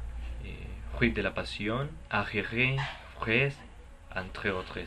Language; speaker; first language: French; non-native, learner; Spanish